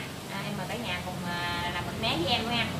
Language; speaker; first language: Vietnamese; native; Vietnamese